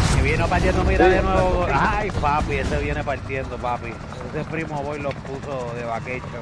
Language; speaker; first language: Spanish; native; Spanish